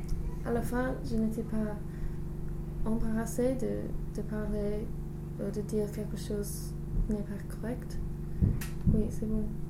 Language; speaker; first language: French; non-native, learner; English